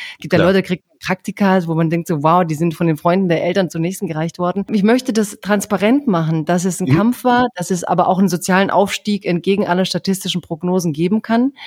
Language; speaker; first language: German; early bilingual, other home language; Croatian